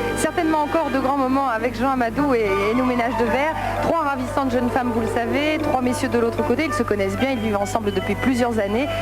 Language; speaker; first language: French; native; French